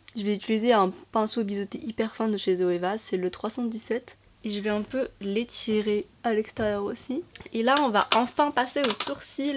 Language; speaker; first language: French; native; French